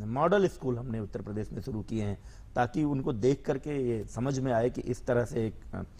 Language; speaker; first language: Hindi; native; Hindi